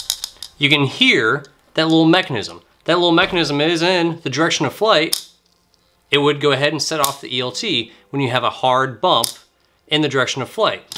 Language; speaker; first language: English; native; English